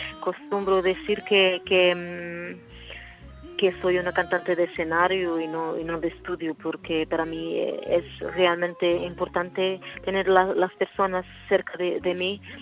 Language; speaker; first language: Spanish; non-native, learner; Portuguese